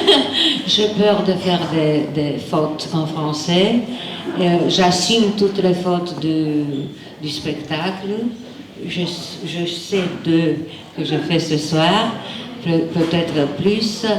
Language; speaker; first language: French; non-native, fluent; Romanian